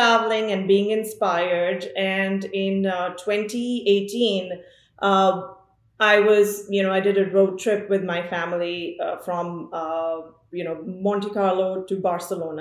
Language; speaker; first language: English; non-native, local second language; Punjabi